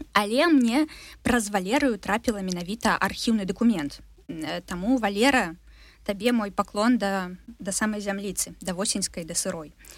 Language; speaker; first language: Belarusian; non-native, local second language; Russian